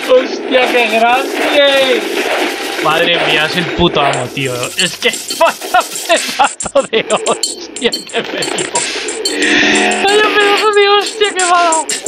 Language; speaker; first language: Spanish; native; Spanish